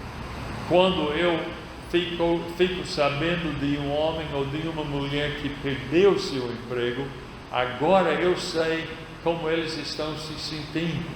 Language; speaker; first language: Portuguese; non-native, fluent; English